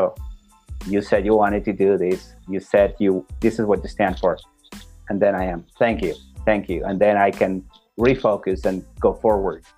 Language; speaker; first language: English; non-native, fluent; Spanish